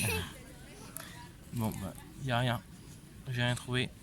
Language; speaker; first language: French; native; French